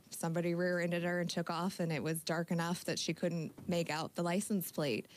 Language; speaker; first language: English; native; English